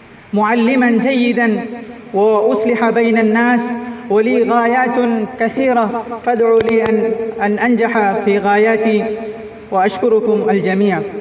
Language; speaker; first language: Arabic; non-native, fluent; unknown